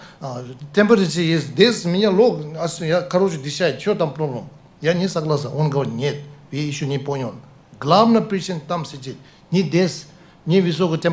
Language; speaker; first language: Russian; non-native, learner; Tibetan